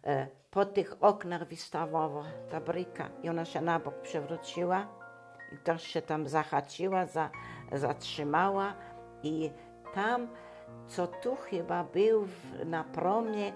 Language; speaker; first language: Polish; non-native, local second language; German